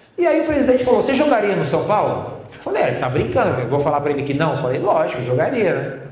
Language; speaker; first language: Portuguese; native; Portuguese